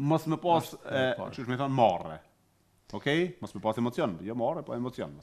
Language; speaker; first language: Albanian; native; Albanian